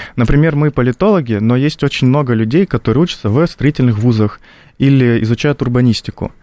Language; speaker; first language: Russian; native; Russian